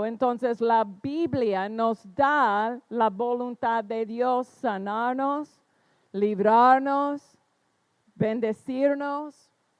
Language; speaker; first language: Spanish; non-native, fluent; English